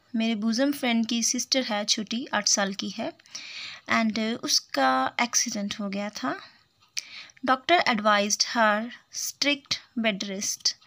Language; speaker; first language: Hindi; native; Hindi